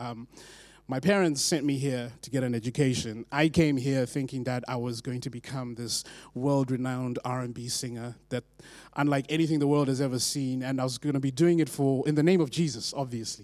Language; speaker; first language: English; non-native, local second language; Shona